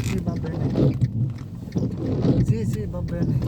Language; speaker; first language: Italian; non-native, learner; Bangla